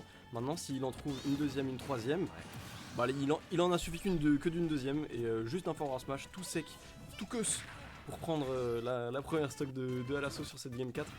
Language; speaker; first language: French; native; French